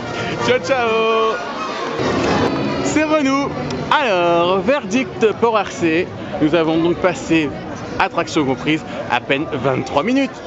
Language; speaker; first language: French; native; French